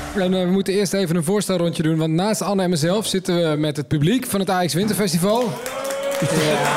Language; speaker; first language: Dutch; native; Dutch